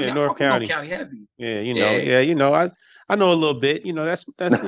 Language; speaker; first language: English; native; English